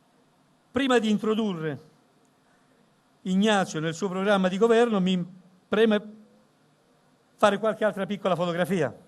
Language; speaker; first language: Italian; native; Italian